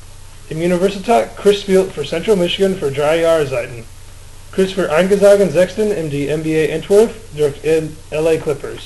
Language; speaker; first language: German; non-native, learner; English